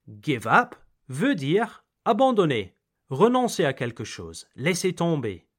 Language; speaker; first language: French; non-native, fluent; English